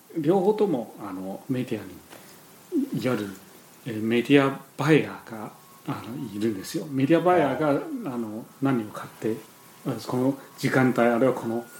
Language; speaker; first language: Japanese; non-native, fluent; Chinese